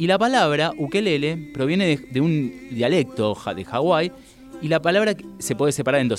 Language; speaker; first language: Spanish; native; Spanish